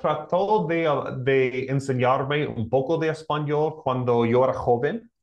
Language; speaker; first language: Spanish; non-native, learner; English